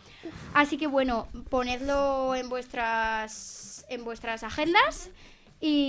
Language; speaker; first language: Spanish; native; Spanish